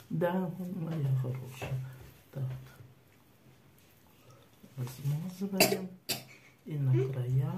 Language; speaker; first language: Russian; native; Russian